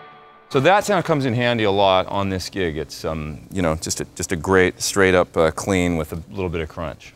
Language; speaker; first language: English; native; English